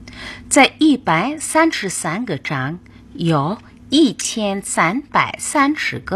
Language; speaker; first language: Chinese; non-native, fluent; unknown